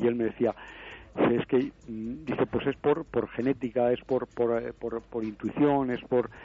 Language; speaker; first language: Spanish; native; Spanish